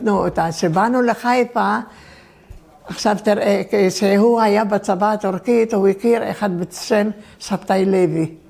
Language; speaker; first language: Hebrew; early bilingual, other home language; Turkish